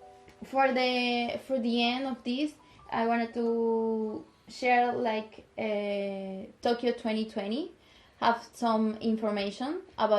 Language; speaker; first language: English; non-native, local second language; Spanish